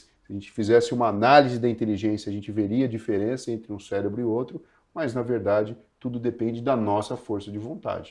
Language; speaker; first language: Portuguese; native; Portuguese